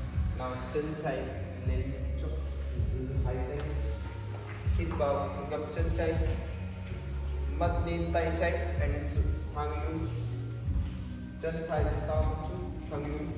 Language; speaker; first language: Vietnamese; non-native, learner; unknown